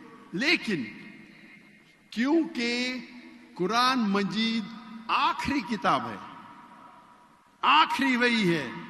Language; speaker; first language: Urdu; non-native, local second language; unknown